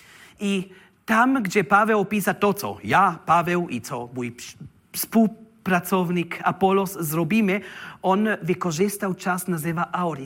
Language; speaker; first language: Polish; non-native, learner; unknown